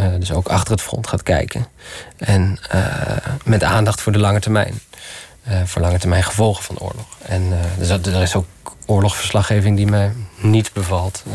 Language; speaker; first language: Dutch; early bilingual, other home language; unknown